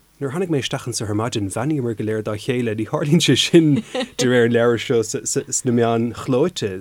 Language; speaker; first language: Irish; native; Irish